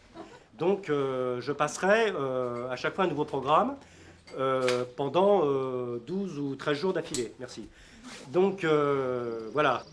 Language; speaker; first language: French; native; French